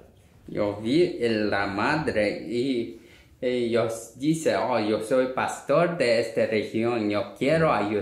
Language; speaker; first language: Spanish; non-native, learner; Korean